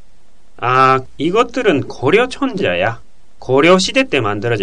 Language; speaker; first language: Korean; non-native, fluent; Japanese